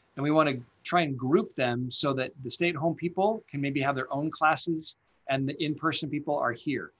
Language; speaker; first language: English; native; English